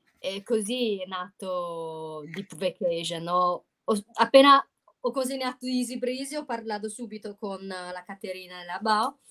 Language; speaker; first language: Italian; non-native, fluent; Chinese